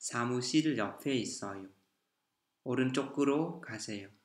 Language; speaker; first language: Korean; non-native, fluent; Vietnamese